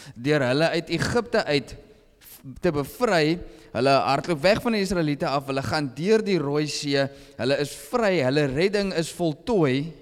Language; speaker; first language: Afrikaans; native; Afrikaans